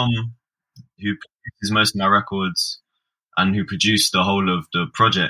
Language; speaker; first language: English; native; English